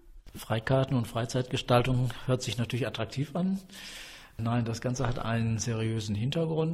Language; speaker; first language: German; native; German